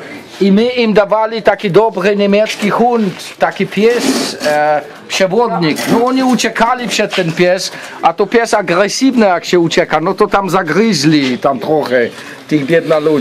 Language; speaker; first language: Polish; non-native, learner; German